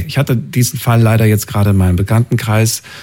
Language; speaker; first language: German; native; German